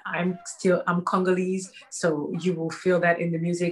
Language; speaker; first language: English; non-native, fluent; French